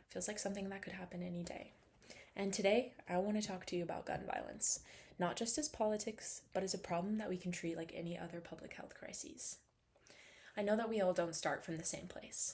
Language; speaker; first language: English; native; English